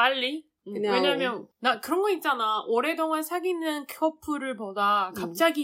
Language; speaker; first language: Korean; non-native, learner; Chinese